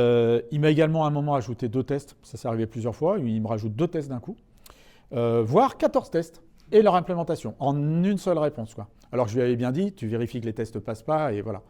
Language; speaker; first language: French; native; French